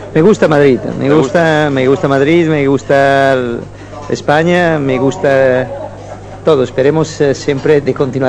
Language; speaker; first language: Spanish; non-native, fluent; Italian